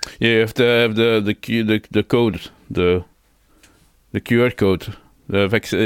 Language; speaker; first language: English; non-native, fluent; Dutch